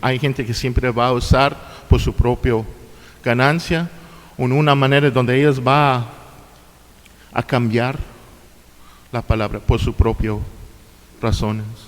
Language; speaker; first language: Spanish; non-native, fluent; English